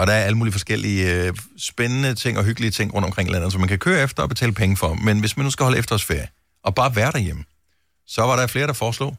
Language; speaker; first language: Danish; native; Danish